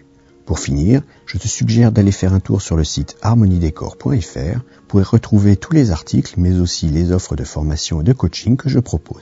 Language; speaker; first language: French; native; French